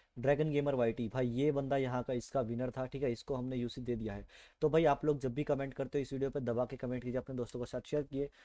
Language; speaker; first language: Hindi; native; Hindi